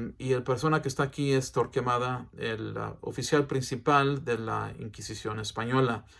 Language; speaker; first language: Spanish; early bilingual, heritage; English